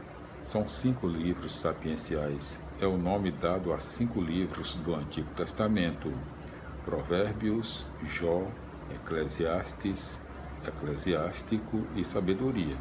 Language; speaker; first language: Portuguese; native; Portuguese